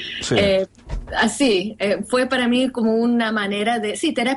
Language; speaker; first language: Spanish; early bilingual, heritage; Spanish